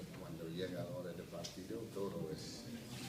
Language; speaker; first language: Spanish; non-native, fluent; English